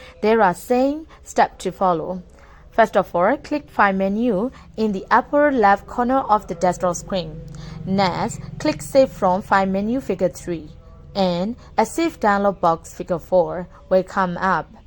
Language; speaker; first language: English; non-native, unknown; Burmese